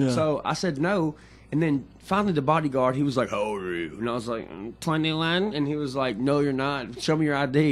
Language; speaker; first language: English; native; English